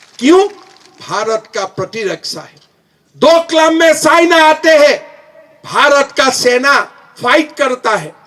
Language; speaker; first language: Hindi; non-native, local second language; Assamese